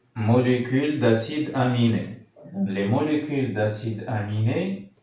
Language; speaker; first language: French; non-native, local second language; Arabic